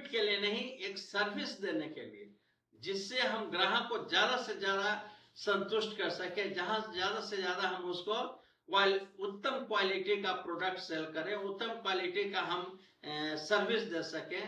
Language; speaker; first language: Hindi; native; Hindi